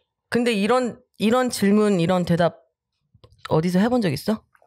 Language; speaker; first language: Korean; early bilingual, heritage; Korean